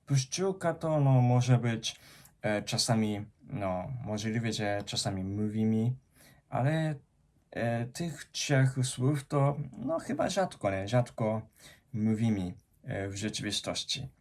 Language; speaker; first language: Polish; non-native, fluent; Japanese